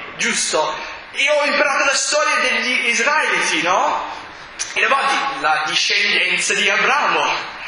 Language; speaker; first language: Italian; non-native, fluent; English